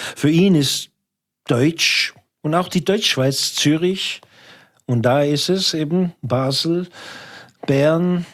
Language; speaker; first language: German; non-native, local second language; French